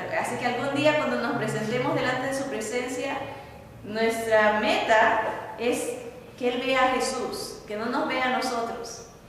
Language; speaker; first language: Spanish; native; Spanish